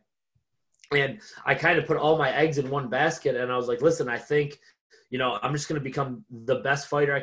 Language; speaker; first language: English; native; English